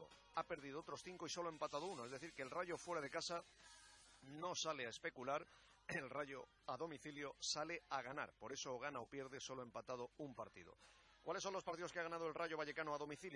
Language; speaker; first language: Spanish; native; Spanish